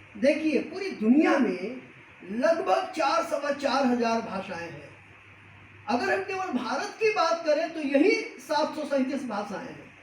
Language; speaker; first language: Hindi; native; Hindi